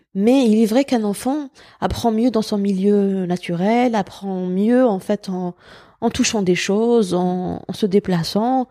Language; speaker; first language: French; non-native, local second language; Arabic